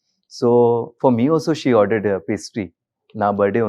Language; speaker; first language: Telugu; non-native, learner; Hindi